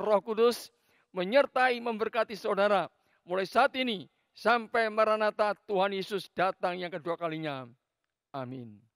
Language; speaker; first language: Indonesian; native; Indonesian